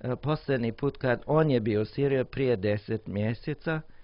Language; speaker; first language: Croatian; non-native, learner; English